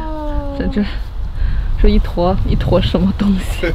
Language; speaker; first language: Chinese; native; Chinese